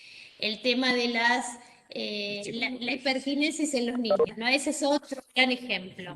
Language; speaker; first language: Spanish; native; Spanish